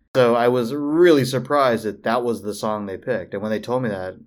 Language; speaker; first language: English; early bilingual, other home language; Filipino